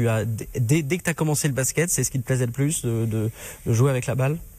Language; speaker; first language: French; native; French